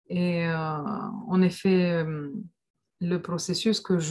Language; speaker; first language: French; non-native, fluent; Romanian